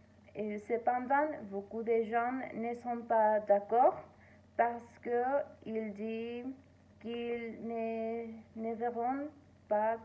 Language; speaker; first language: French; non-native, learner; Spanish